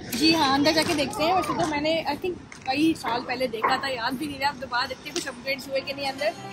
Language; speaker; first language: Urdu; native; Urdu